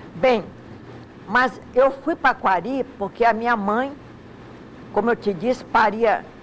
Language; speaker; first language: Portuguese; native; Portuguese